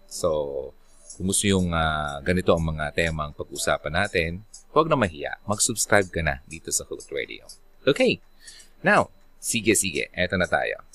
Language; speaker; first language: Filipino; non-native, local second language; Bikol